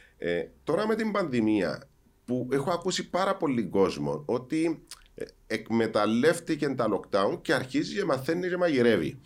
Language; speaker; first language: Greek; native; Greek